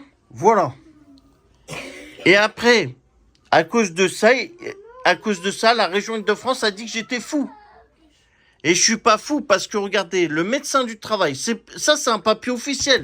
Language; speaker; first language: French; native; French